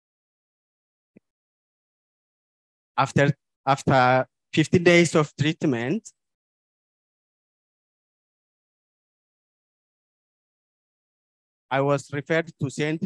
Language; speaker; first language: English; non-native, fluent; Oromo